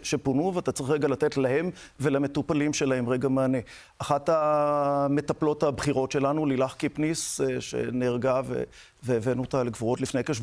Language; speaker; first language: Hebrew; native; Hebrew